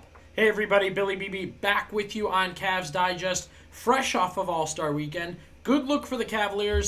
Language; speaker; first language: English; native; English